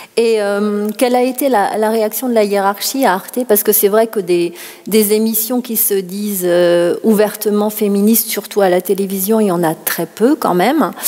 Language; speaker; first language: French; native; French